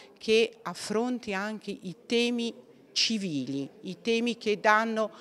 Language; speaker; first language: Italian; native; Italian